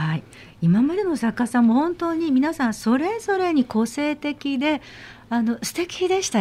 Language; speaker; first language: Japanese; native; Japanese